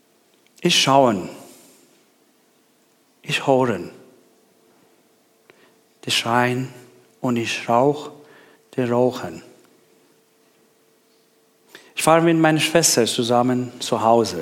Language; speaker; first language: German; non-native, learner; Persian